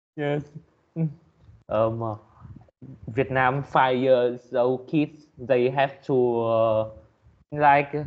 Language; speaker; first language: English; non-native, learner; Vietnamese